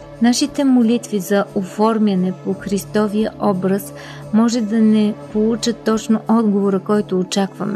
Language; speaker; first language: Bulgarian; native; Bulgarian